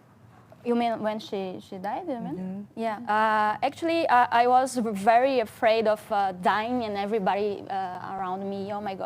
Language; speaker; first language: English; non-native, fluent; Portuguese